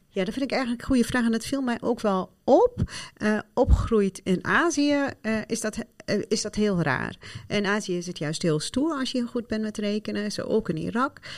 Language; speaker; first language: Dutch; non-native, fluent; Arabic